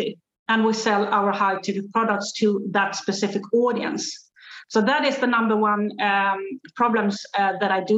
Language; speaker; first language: English; non-native, fluent; Swedish